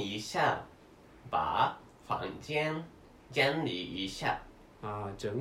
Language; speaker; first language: Chinese; non-native, learner; Korean